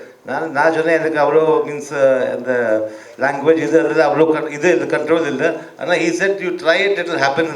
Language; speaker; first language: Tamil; early bilingual, heritage; Tamil